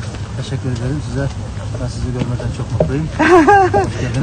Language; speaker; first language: Turkish; non-native, learner; Kyrgyz